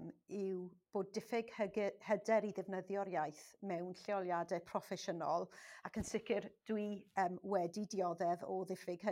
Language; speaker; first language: Welsh; non-native, local second language; English